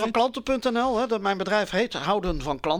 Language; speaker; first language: Dutch; native; Dutch